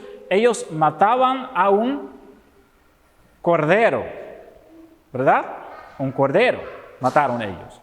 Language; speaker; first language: Spanish; non-native, fluent; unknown